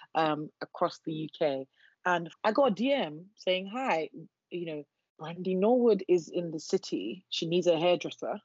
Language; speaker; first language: English; non-native, local second language; Yoruba